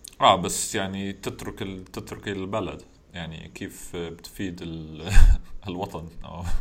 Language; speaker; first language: Arabic; non-native, learner; English